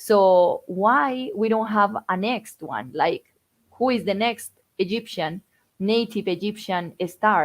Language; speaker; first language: English; non-native, fluent; Spanish